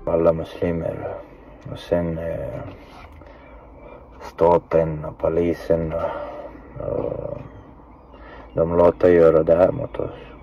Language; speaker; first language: Swedish; non-native, fluent; Chechen